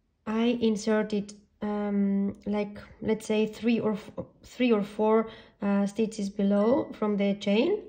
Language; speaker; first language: English; non-native, fluent; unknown